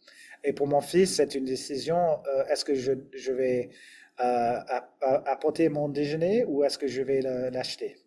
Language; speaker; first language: French; non-native, fluent; English